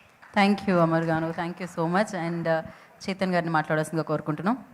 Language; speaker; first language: Telugu; native; Telugu